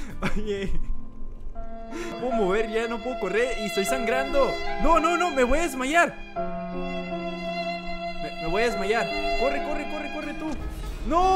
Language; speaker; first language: Spanish; native; Spanish